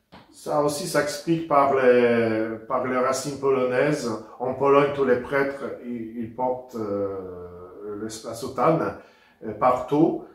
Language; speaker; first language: French; non-native, fluent; Polish